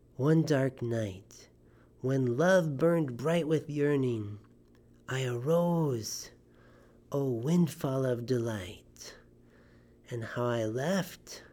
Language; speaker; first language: English; native; English